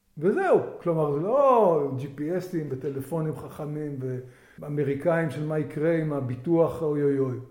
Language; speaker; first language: Hebrew; native; Hebrew